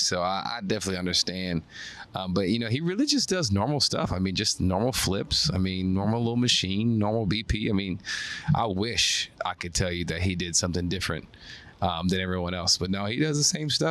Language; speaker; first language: English; native; English